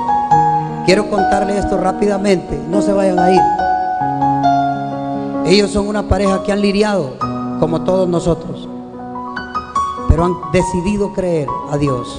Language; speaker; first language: Spanish; native; Spanish